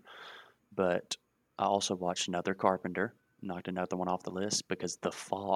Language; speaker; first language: English; native; English